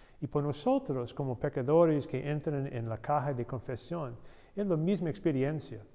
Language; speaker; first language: Spanish; non-native, learner; English